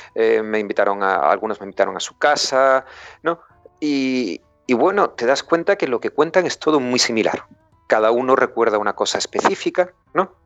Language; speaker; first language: Spanish; native; Spanish